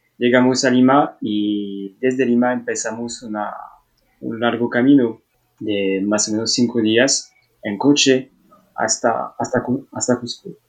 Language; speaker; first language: Spanish; non-native, learner; French